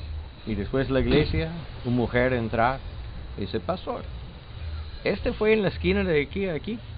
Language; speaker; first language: Spanish; non-native, learner; English